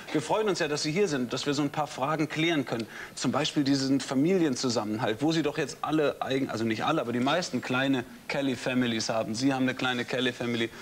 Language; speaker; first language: German; native; German